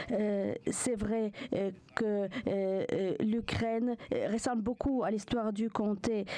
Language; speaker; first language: French; non-native, fluent; Ukrainian